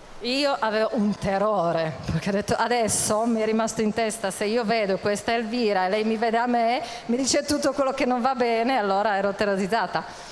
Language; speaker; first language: Italian; non-native, fluent; Czech